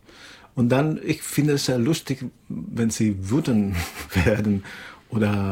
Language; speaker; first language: German; non-native, fluent; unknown